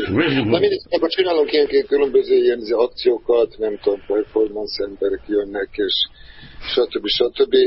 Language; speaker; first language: Hungarian; non-native, fluent; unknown